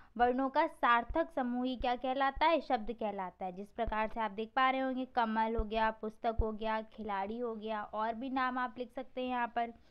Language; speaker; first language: Hindi; native; Hindi